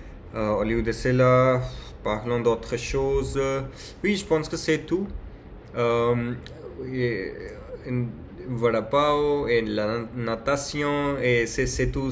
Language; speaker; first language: French; non-native, learner; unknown